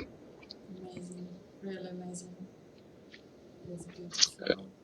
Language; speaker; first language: English; non-native, learner; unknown